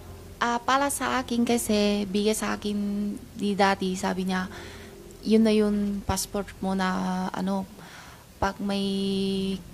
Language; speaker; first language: Filipino; non-native, learner; Chinese